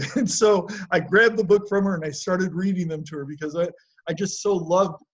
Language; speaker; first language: English; native; English